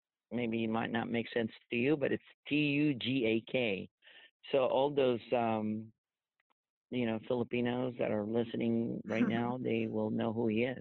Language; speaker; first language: English; non-native, local second language; Filipino